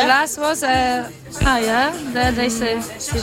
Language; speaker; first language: English; non-native, learner; German